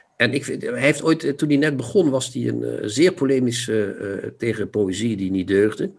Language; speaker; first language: Dutch; non-native, local second language; Limburgish